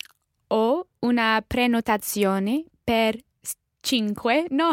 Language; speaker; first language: Italian; non-native, learner; English